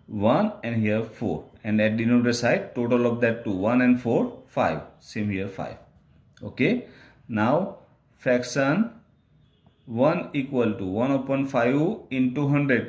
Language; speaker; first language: English; non-native, local second language; Gujarati